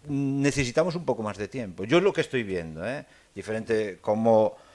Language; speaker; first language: Spanish; non-native, local second language; Galician